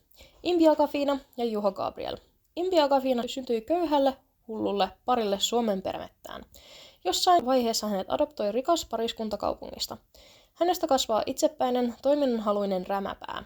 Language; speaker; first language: Finnish; native; Finnish